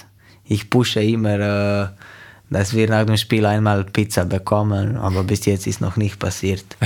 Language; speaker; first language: German; non-native, fluent; Slovenian